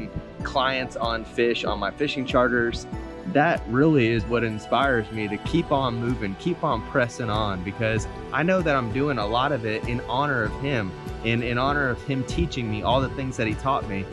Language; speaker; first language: English; native; English